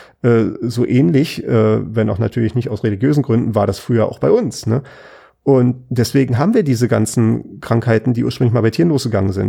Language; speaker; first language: German; native; German